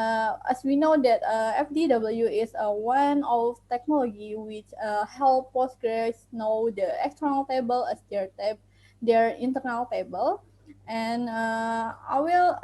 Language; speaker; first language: English; non-native, learner; Indonesian